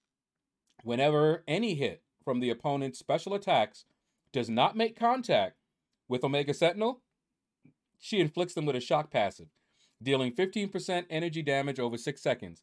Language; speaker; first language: English; native; English